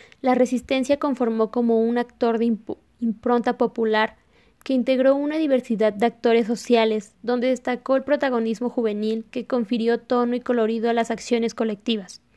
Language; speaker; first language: Spanish; native; Spanish